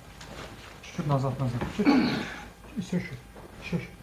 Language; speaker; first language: Russian; non-native, learner; Tajik